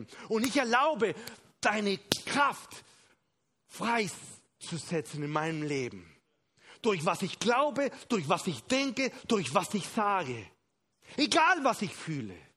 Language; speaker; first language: German; non-native, fluent; Spanish